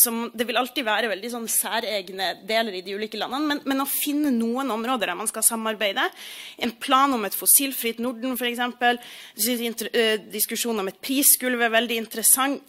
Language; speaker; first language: Norwegian; native; Norwegian